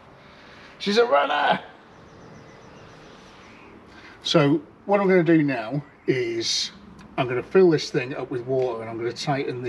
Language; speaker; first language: English; native; English